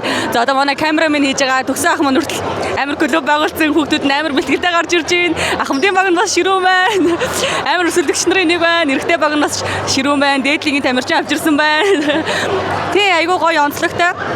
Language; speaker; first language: Mongolian; native; Mongolian